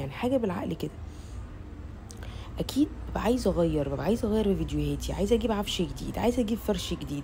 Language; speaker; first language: Arabic; native; Arabic